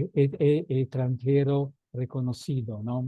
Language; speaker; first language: Spanish; non-native, fluent; Italian